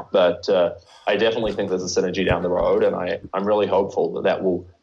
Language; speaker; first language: English; native; English